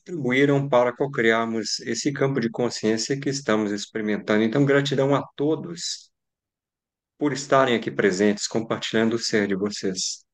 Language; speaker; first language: Portuguese; native; Portuguese